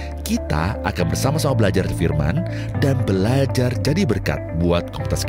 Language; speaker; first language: Indonesian; native; Indonesian